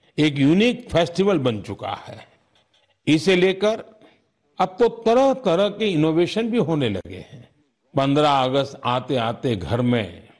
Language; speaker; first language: Hindi; non-native, local second language; Gujarati